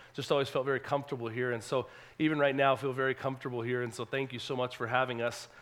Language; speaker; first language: English; native; English